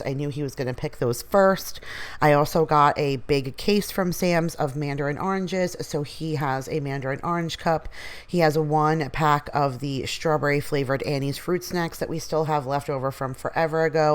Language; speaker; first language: English; native; English